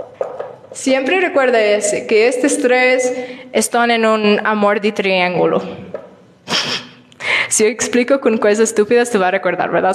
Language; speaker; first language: Spanish; non-native, learner; English